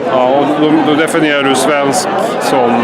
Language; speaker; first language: Swedish; native; Swedish